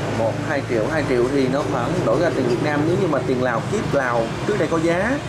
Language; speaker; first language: Vietnamese; native; Vietnamese